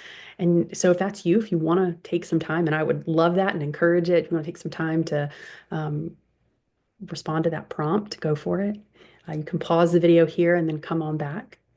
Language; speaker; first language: English; native; English